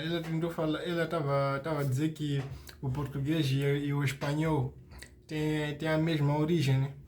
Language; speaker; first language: Portuguese; native; Portuguese